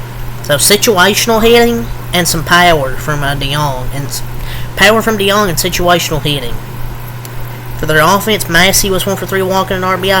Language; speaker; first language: English; native; English